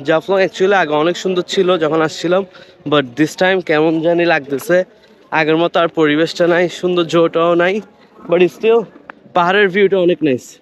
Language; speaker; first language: Bangla; early bilingual, heritage; Bangla